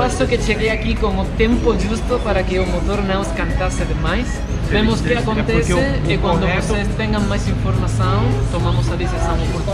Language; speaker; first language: Portuguese; non-native, learner; Spanish